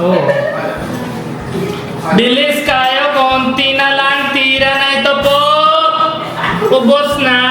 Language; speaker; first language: Filipino; non-native, learner; Punjabi